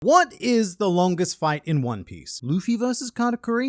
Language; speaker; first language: English; native; English